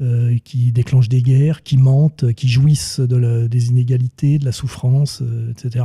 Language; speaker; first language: French; native; French